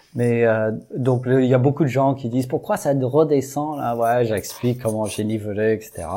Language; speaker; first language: French; non-native, fluent; English